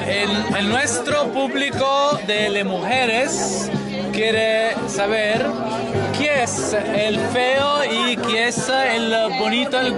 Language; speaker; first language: Spanish; non-native, learner; Italian